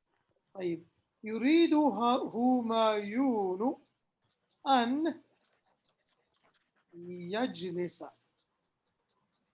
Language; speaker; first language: Arabic; non-native, fluent; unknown